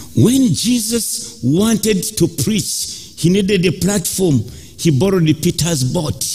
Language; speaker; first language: English; non-native, local second language; Ganda